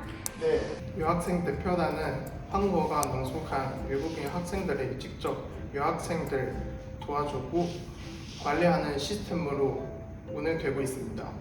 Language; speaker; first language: Korean; non-native, fluent; Chinese